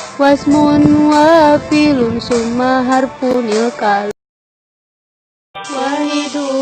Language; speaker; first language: Arabic; non-native, learner; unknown